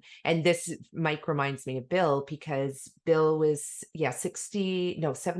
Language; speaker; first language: English; native; English